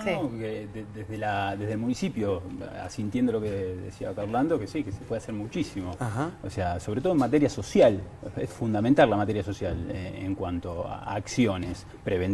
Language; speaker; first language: Spanish; native; Spanish